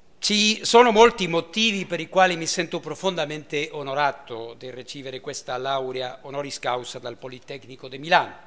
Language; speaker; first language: Italian; early bilingual, heritage; Italian